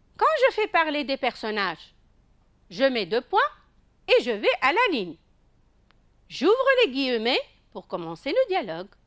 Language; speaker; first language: French; non-native, local second language; Arabic